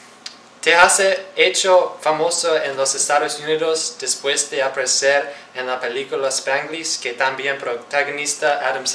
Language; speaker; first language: Spanish; non-native, learner; English